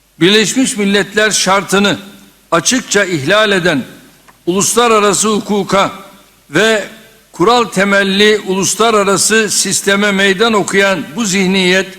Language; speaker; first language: Turkish; native; Turkish